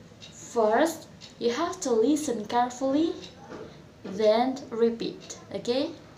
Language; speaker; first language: English; non-native, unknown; Indonesian